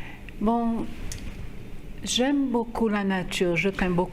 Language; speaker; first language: French; non-native, local second language; Haitian Creole